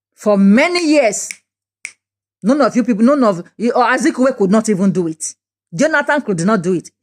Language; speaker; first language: English; non-native, local second language; Yoruba